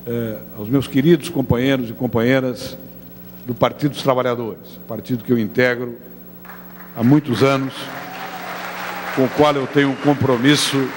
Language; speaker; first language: Portuguese; native; Portuguese